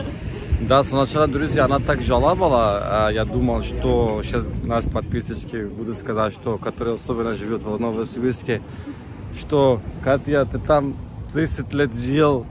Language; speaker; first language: Russian; non-native, learner; Turkish